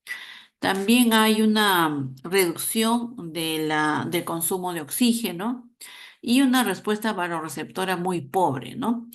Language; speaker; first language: Spanish; native; Spanish